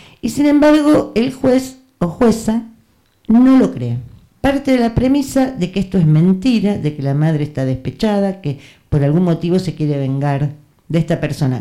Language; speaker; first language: Spanish; native; Spanish